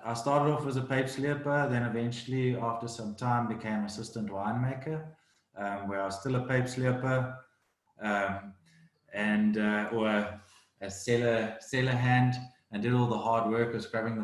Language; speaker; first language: English; native; English